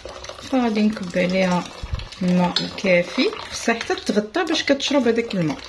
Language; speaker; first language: Arabic; native; Arabic